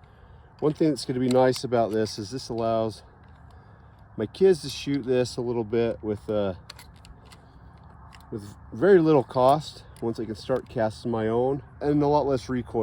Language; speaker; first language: English; native; English